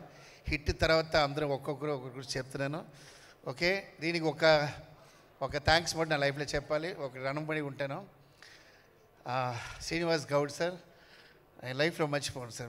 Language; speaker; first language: Telugu; non-native, fluent; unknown